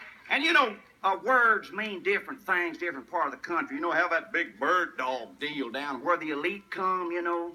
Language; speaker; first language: English; native; English